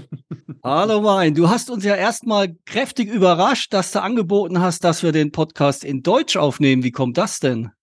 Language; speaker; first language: German; native; German